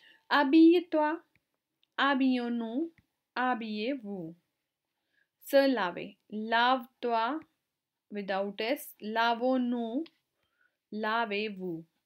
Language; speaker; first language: French; non-native, fluent; Hindi